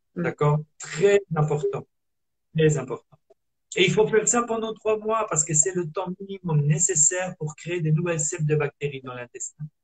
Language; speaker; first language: French; non-native, fluent; Italian